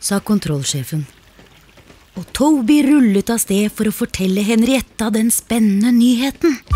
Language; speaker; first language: Norwegian; native; Norwegian